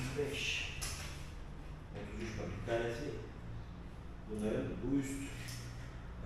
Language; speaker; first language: Turkish; native; Turkish